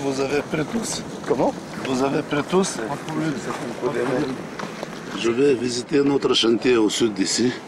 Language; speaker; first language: French; non-native, fluent; Bulgarian